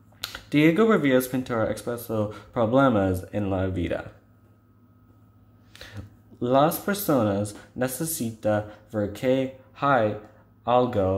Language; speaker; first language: Spanish; non-native, learner; English